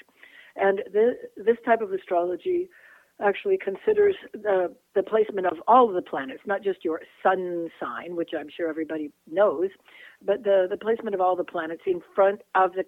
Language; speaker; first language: English; native; English